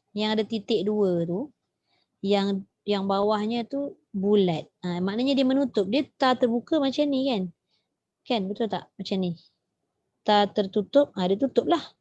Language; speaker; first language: Malay; native; Malay